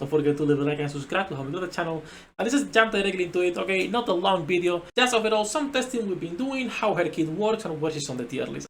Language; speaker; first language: English; non-native, fluent; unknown